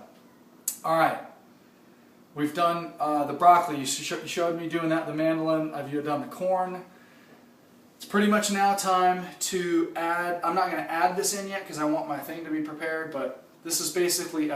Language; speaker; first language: English; native; English